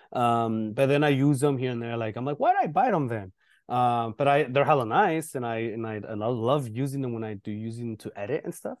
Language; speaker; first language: English; early bilingual, other home language; Spanish